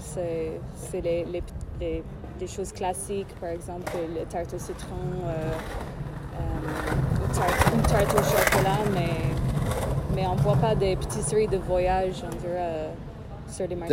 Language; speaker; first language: French; non-native, fluent; English